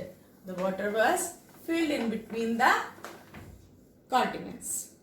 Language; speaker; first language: English; non-native, local second language; Telugu